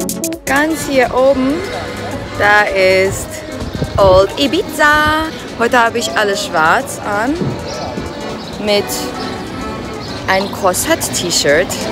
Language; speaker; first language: German; non-native, fluent; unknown